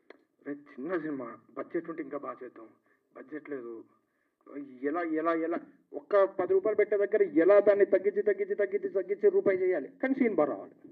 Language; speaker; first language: Telugu; native; Telugu